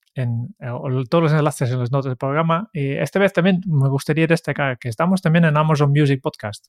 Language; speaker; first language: Spanish; non-native, fluent; Dutch